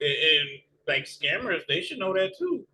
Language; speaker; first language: English; native; English